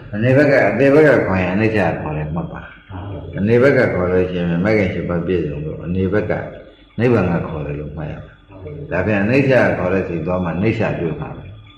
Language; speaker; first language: Burmese; native; Burmese